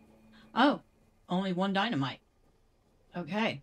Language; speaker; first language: English; native; English